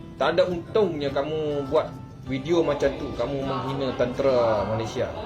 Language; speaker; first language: Malay; native; Malay